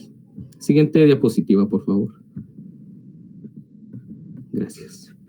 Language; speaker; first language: Spanish; native; Spanish